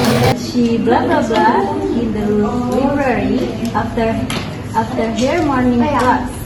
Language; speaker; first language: English; non-native, learner; Indonesian